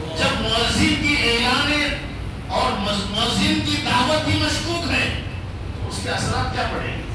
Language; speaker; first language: Urdu; native; Urdu